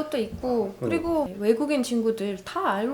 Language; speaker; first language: Korean; non-native, learner; Arabic